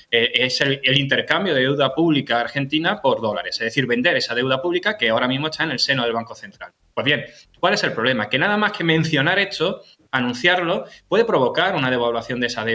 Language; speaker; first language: Spanish; native; Spanish